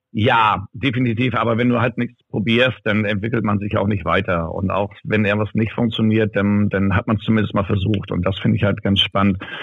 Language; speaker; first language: German; native; German